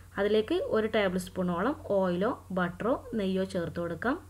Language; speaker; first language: Malayalam; native; Malayalam